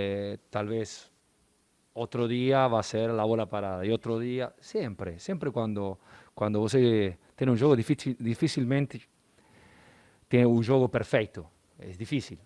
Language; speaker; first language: Portuguese; non-native, fluent; Spanish